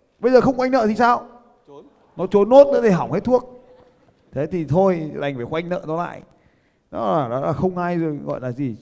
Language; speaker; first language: Vietnamese; native; Vietnamese